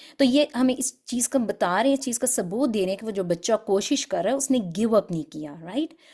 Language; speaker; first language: Urdu; non-native, local second language; Punjabi